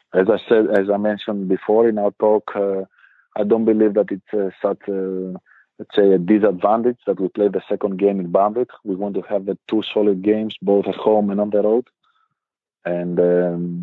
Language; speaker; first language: English; non-native, fluent; Greek